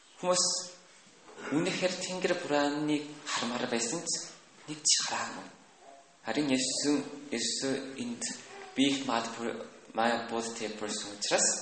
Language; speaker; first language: Mongolian; non-native, learner; Korean